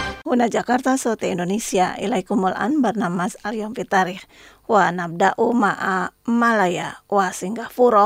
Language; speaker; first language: Arabic; non-native, fluent; Indonesian